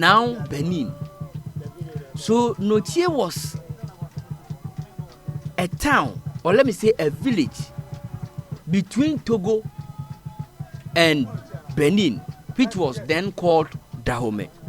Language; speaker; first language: English; non-native, local second language; Akan